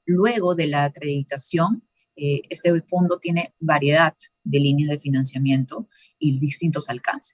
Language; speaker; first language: Spanish; native; Spanish